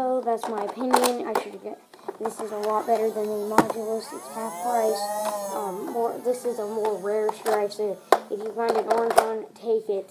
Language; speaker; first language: English; native; English